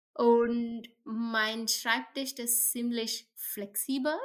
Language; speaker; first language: German; non-native, fluent; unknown